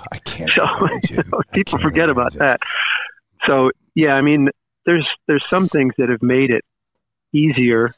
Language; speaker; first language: English; native; English